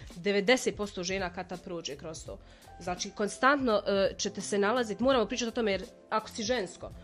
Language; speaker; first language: Croatian; non-native, fluent; Arabic